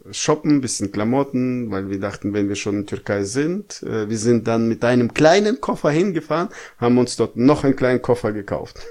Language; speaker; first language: German; non-native, fluent; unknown